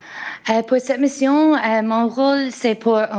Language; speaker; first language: French; non-native, learner; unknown